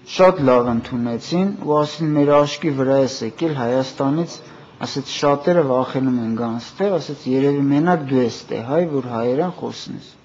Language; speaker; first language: Armenian; native; Armenian